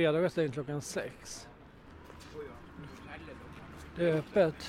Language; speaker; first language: Swedish; native; Swedish